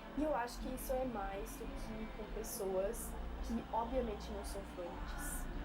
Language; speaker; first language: Portuguese; non-native, fluent; Swiss German